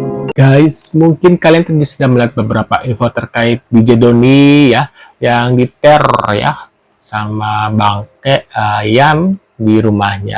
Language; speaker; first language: Indonesian; native; Indonesian